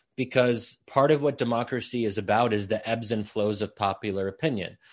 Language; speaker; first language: English; native; English